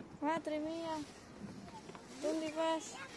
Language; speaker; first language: Spanish; non-native, learner; Filipino